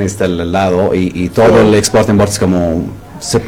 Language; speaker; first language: Spanish; non-native, learner; Arabic